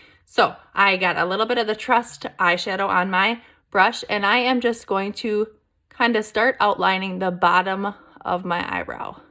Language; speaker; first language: English; native; English